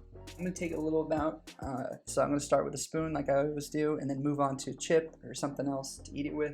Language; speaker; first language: English; native; English